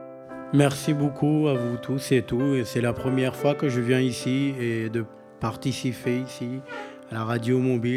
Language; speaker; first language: French; non-native, learner; Pashto